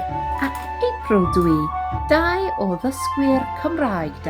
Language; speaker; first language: Welsh; non-native, learner; English